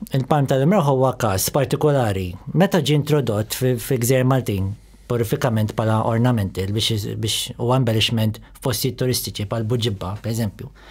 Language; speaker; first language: Maltese; native; Maltese